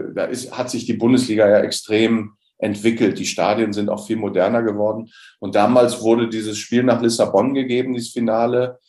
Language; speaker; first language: German; native; German